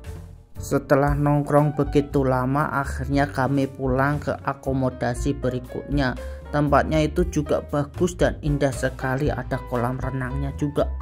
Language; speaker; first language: Indonesian; native; Indonesian